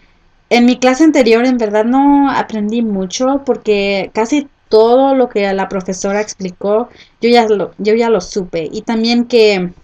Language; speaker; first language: Spanish; early bilingual, heritage; Spanish